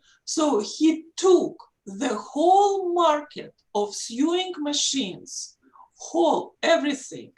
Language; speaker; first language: English; non-native, fluent; Russian